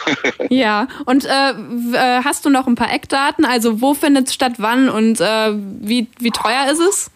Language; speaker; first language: German; native; German